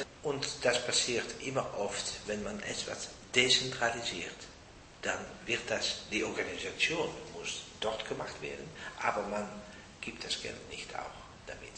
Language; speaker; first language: German; non-native, fluent; Dutch